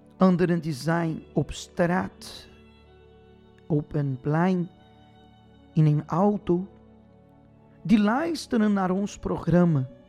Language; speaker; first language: Dutch; non-native, fluent; Portuguese